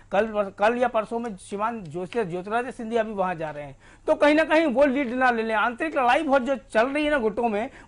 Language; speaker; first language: Hindi; native; Hindi